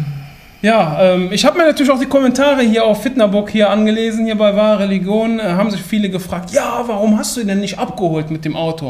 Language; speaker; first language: German; native; German